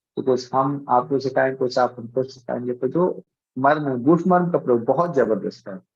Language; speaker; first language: Hindi; native; Hindi